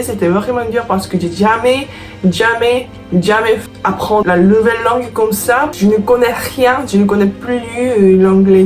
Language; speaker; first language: French; non-native, fluent; Korean